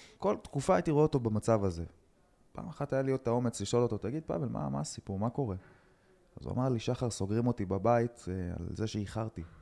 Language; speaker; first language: Hebrew; native; Hebrew